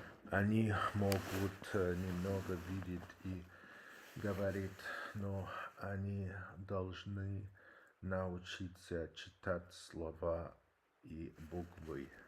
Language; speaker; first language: Russian; non-native, learner; English